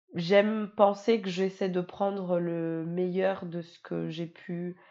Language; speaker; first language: French; native; French